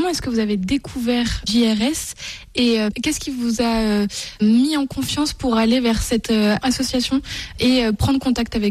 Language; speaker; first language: French; native; French